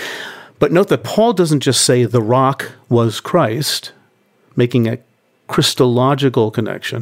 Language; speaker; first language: English; native; English